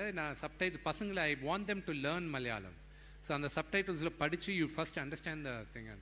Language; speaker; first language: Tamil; non-native, local second language; Telugu